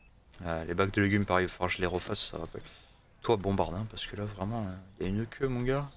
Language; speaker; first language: French; native; French